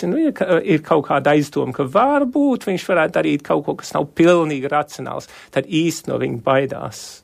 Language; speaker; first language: Latvian; early bilingual, heritage; Latvian